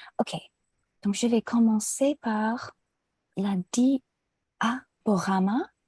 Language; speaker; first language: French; non-native, fluent; English